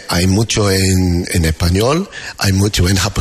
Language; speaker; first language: Spanish; non-native, learner; English